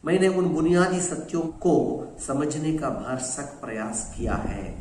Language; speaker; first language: Hindi; non-native, local second language; Kannada